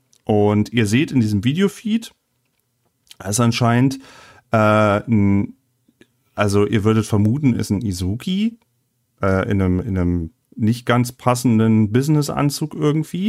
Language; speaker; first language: German; native; German